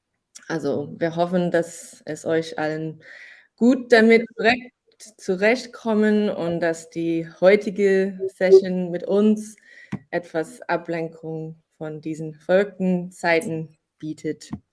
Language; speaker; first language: German; non-native, fluent; English